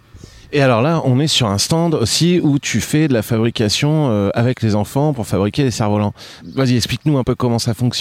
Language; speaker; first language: French; native; French